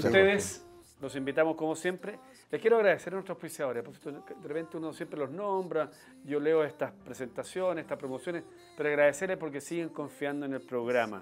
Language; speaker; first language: Spanish; native; Spanish